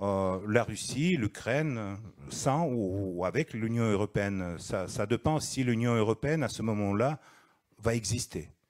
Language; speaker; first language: French; non-native, fluent; Russian